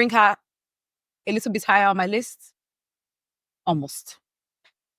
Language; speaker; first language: English; native; English